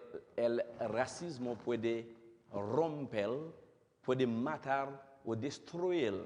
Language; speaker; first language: Spanish; non-native, fluent; Haitian Creole